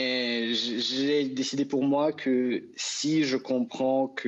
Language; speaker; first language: French; non-native, fluent; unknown